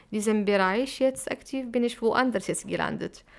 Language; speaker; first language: German; non-native, fluent; Arabic